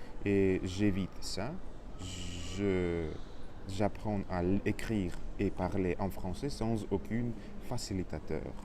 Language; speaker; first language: French; non-native, learner; Russian